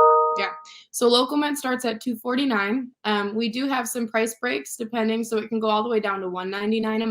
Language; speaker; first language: English; native; English